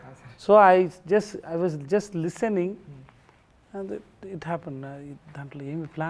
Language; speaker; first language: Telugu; non-native, learner; Tamil